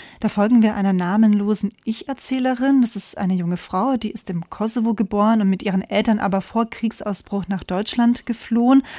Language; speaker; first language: German; native; German